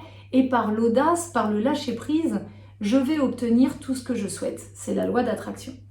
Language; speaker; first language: French; native; French